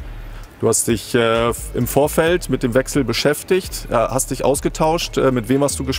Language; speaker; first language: German; native; German